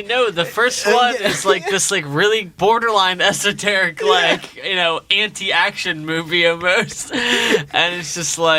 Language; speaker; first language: English; native; English